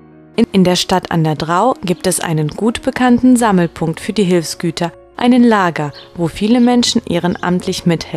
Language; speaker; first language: German; non-native, fluent; Ukrainian